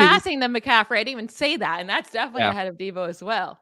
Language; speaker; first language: English; native; English